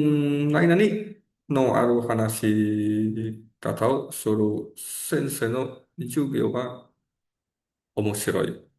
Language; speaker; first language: Japanese; non-native, learner; Indonesian